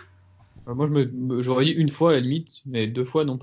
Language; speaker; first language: French; native; French